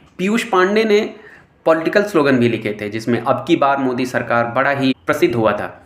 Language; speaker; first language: Hindi; native; Hindi